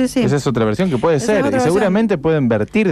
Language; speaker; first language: Spanish; native; Spanish